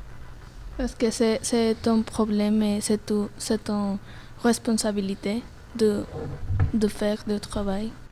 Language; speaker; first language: French; non-native, learner; Spanish